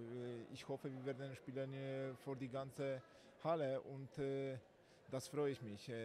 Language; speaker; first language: German; non-native, fluent; Polish